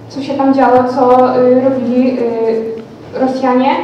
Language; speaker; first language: Polish; non-native, learner; Ukrainian